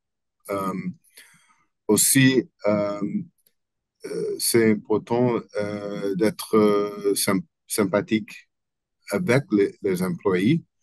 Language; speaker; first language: French; non-native, learner; English